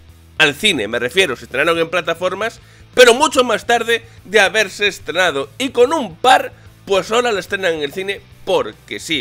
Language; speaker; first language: Spanish; native; Spanish